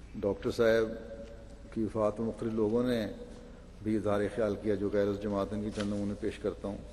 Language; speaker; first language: Urdu; native; Urdu